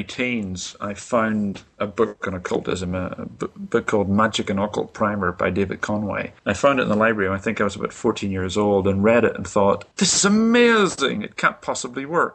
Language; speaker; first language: English; native; English